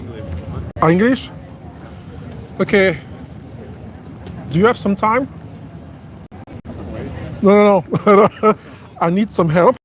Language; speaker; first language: English; non-native, learner; French